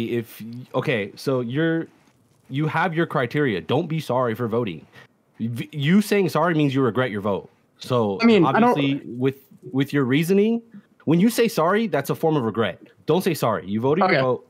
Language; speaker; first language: English; native; English